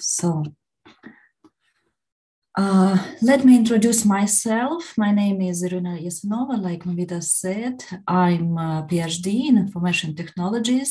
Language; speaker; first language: English; non-native, learner; Ukrainian